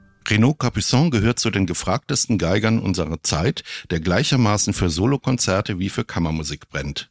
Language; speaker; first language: German; native; German